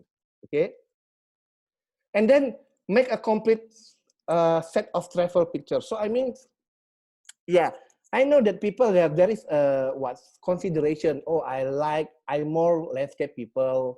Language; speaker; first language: English; non-native, learner; Indonesian